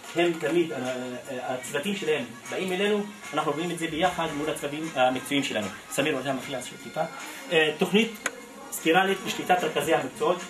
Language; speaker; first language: Hebrew; non-native, local second language; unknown